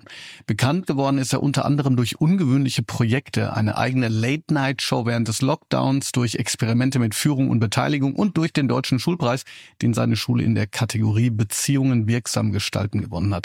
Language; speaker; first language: German; native; German